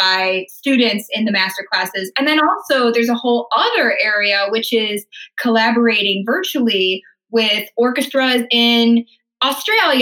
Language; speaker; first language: English; native; English